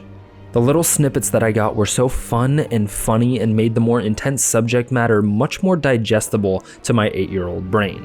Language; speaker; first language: English; native; English